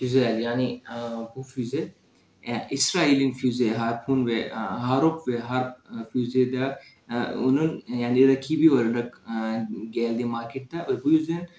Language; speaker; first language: Turkish; non-native, fluent; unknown